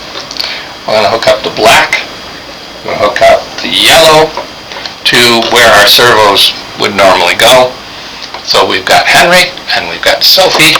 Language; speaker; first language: English; native; English